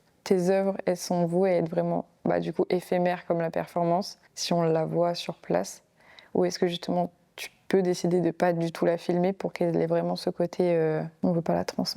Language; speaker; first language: French; native; French